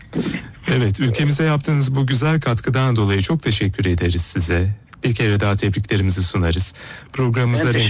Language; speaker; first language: Turkish; native; Turkish